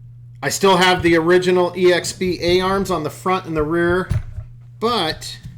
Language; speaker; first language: English; native; English